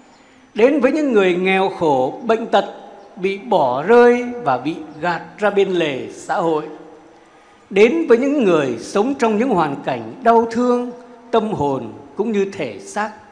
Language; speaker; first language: Vietnamese; native; Vietnamese